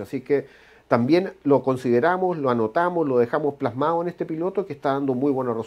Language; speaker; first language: Spanish; native; Spanish